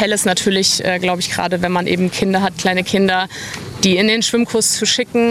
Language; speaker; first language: German; native; German